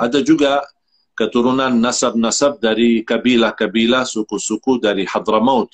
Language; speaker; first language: Indonesian; non-native, fluent; Arabic